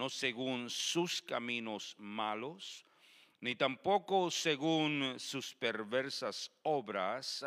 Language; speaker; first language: Spanish; native; Spanish